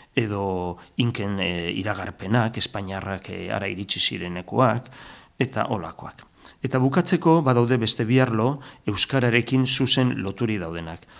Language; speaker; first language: Basque; native; Basque